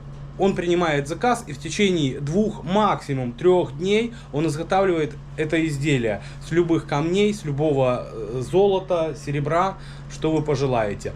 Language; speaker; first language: Russian; native; Russian